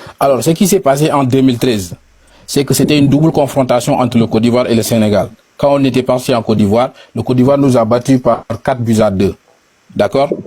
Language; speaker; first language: French; non-native, local second language; Wolof